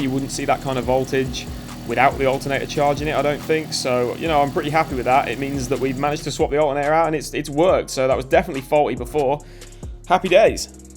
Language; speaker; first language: English; native; English